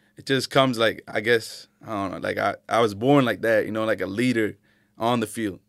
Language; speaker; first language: English; early bilingual, other home language; Arabic